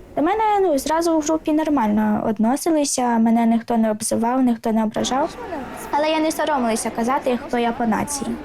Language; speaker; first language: Ukrainian; non-native, local second language; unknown